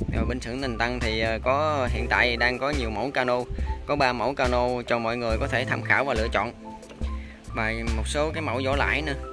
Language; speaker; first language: Vietnamese; native; Vietnamese